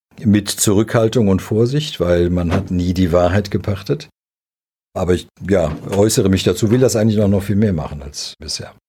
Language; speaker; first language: German; early bilingual, other home language; Serbian